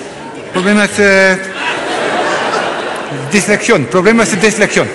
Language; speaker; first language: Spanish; non-native, learner; French